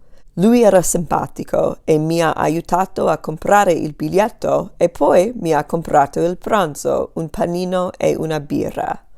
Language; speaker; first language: Italian; non-native, fluent; English